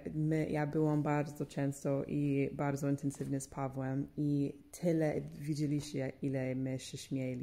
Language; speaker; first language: Polish; non-native, fluent; English